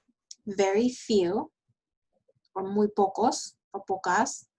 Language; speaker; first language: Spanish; early bilingual, heritage; Spanish